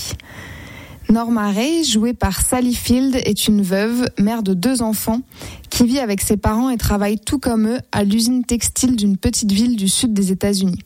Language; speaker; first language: French; native; French